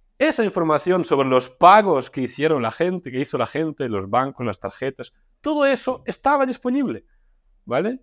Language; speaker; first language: Spanish; non-native, fluent; Russian